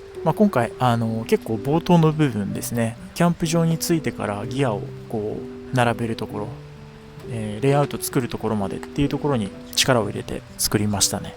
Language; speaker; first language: Japanese; native; Japanese